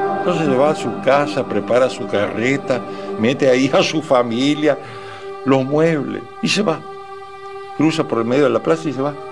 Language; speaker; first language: Spanish; native; Spanish